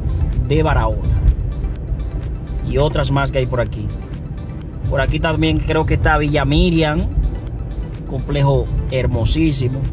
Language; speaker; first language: Spanish; native; Spanish